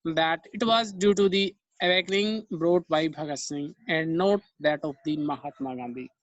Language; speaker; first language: English; non-native, local second language; Hindi